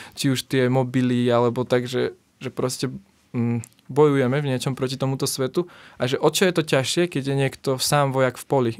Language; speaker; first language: Slovak; native; Slovak